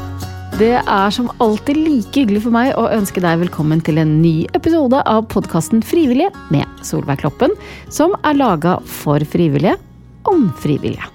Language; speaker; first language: Norwegian; native; Norwegian